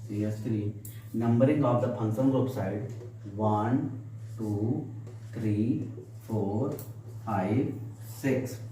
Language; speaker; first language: English; non-native, local second language; Hindi